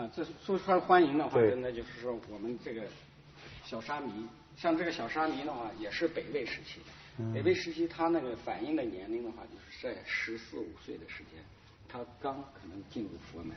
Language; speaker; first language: Chinese; native; Chinese